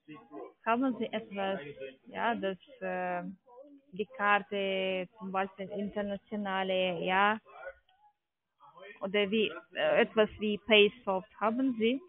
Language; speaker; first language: German; non-native, learner; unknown